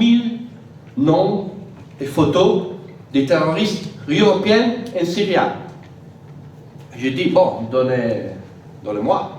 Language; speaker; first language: French; non-native, fluent; Italian